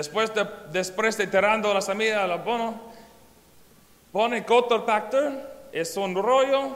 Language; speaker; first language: Spanish; non-native, learner; English